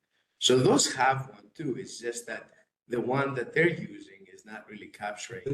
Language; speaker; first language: English; non-native, fluent; Greek